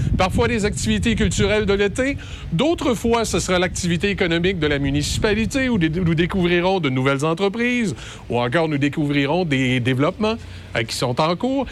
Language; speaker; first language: French; native; French